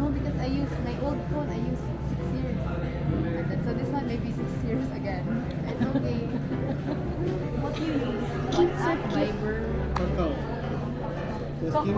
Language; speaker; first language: English; non-native, learner; Cebuano